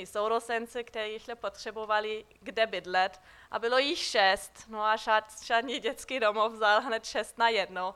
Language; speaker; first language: Czech; non-native, fluent; German